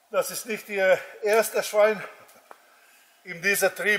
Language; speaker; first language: German; non-native, learner; Croatian